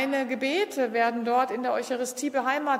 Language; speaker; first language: German; native; German